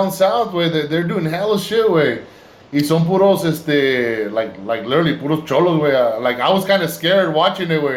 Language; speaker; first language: English; native; English